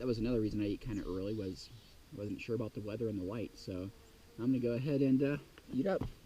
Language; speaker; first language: English; native; English